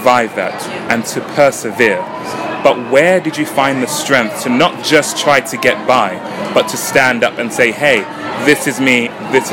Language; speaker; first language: English; non-native, local second language; Ganda